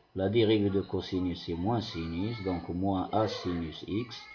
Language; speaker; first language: French; non-native, local second language; Arabic